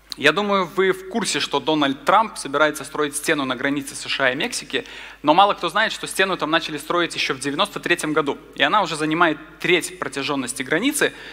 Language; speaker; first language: Russian; native; Russian